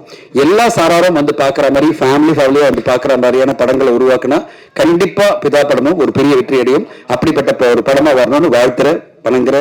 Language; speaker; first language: Tamil; native; Tamil